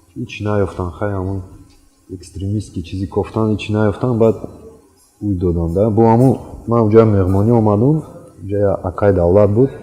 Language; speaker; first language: Tajik; non-native, local second language; Russian